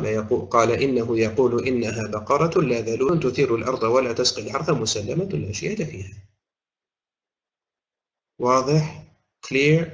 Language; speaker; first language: Arabic; non-native, fluent; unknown